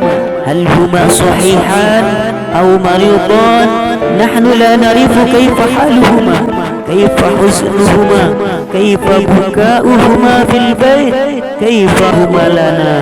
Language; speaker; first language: Arabic; non-native, learner; Indonesian